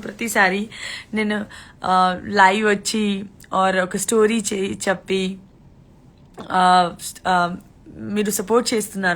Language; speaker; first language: Telugu; non-native, learner; Gujarati